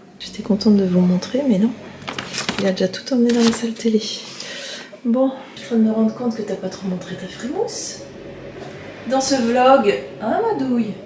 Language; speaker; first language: French; native; French